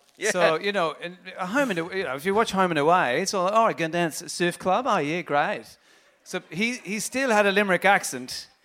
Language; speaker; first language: English; native; English